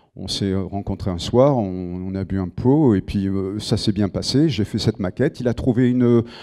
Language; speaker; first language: French; native; French